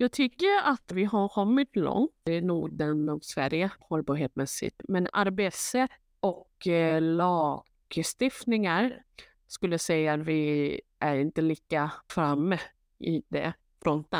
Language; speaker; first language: Swedish; non-native, fluent; Thai